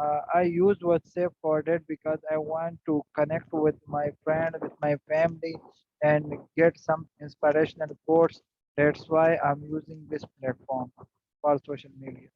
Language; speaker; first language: English; non-native, learner; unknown